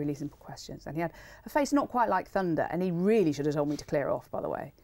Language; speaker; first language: English; native; English